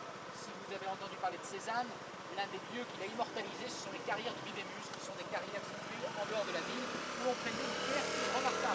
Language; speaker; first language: French; native; French